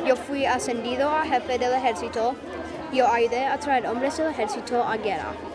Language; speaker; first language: Spanish; non-native, learner; English